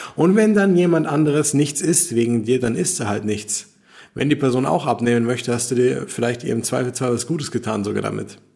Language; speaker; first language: German; native; German